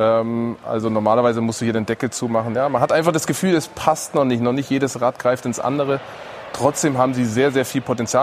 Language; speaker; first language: German; native; German